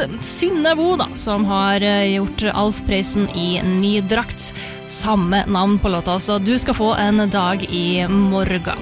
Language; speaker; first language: Norwegian; native; Norwegian